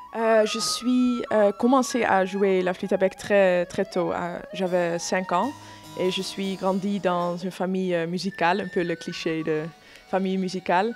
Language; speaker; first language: French; non-native, fluent; Dutch